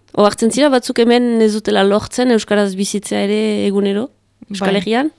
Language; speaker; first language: Basque; native; Basque